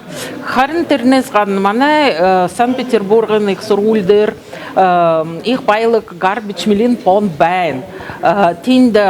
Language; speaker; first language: Mongolian; non-native, fluent; Russian